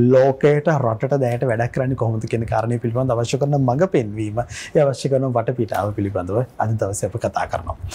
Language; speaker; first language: Sinhala; native; Sinhala